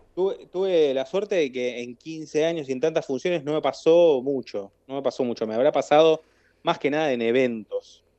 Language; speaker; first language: Spanish; native; Spanish